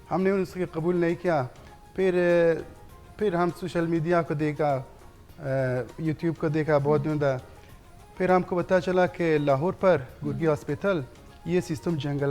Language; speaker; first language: Hindi; non-native, learner; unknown